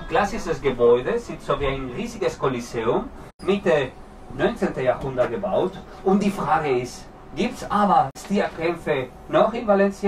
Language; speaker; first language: German; non-native, fluent; Spanish